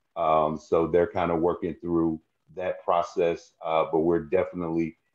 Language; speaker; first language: English; native; English